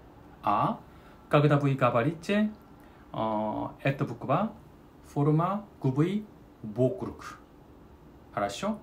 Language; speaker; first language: Russian; non-native, learner; Korean